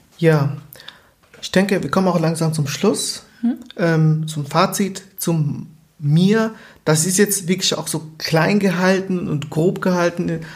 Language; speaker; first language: German; early bilingual, other home language; Portuguese